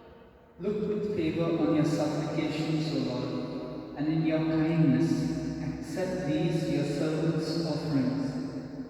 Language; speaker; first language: English; non-native, local second language; Konkani